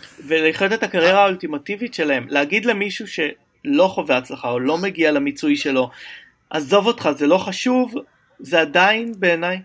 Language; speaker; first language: Hebrew; native; Hebrew